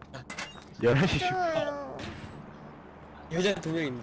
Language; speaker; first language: Korean; native; Korean